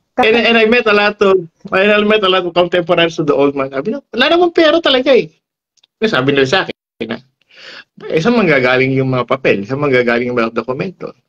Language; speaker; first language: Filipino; non-native, local second language; Iloko